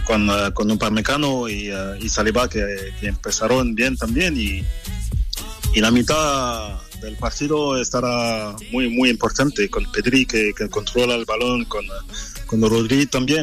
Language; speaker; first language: Spanish; non-native, learner; French